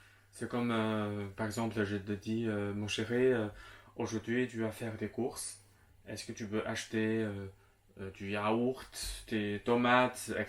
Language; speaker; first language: French; non-native, local second language; Chinese